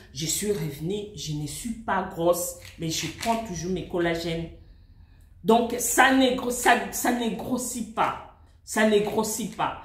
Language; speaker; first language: French; non-native, local second language; Swahili